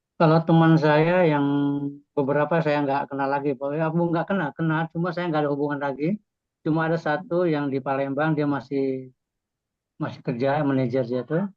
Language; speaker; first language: Indonesian; native; Indonesian